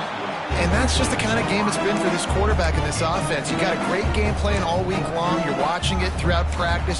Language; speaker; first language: English; native; English